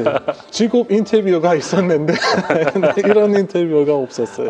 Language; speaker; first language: Korean; non-native, learner; Persian